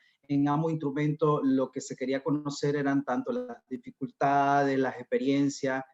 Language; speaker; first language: Spanish; native; Spanish